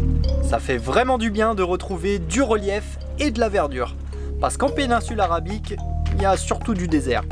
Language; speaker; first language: French; native; French